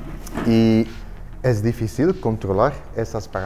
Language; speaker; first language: Spanish; non-native, fluent; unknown